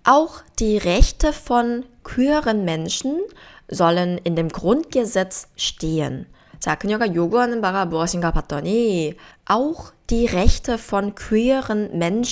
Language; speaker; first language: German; non-native, fluent; Korean